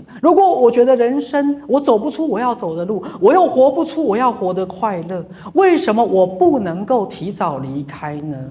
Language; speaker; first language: Chinese; native; Chinese